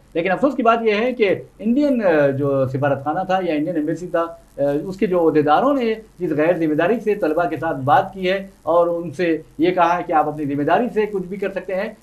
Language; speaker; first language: Urdu; native; Urdu